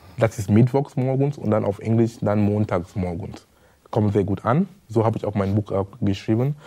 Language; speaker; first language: German; non-native, fluent; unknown